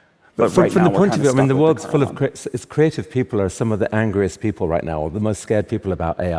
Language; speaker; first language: English; native; English